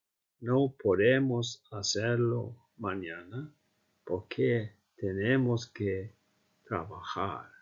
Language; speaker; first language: Spanish; non-native, fluent; Icelandic